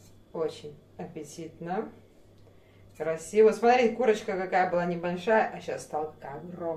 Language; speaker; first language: Russian; native; Russian